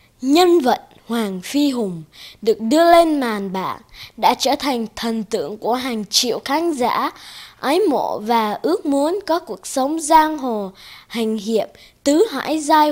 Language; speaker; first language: Vietnamese; early bilingual, heritage; Vietnamese